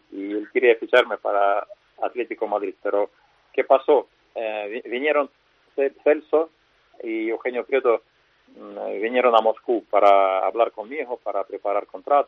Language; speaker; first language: Spanish; non-native, fluent; Russian